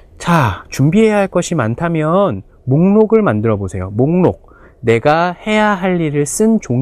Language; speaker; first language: Korean; native; Korean